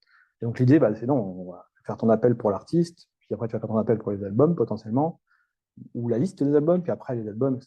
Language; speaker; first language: French; native; French